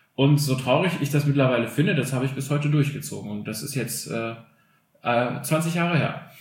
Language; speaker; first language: German; early bilingual, other home language; Albanian